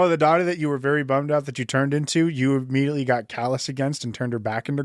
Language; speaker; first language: English; native; English